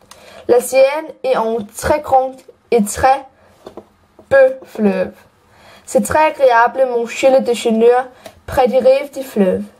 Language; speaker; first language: French; non-native, learner; Danish